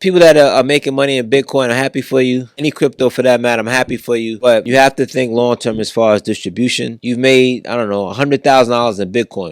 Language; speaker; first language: English; native; English